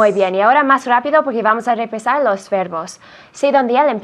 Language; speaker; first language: Spanish; non-native, fluent; English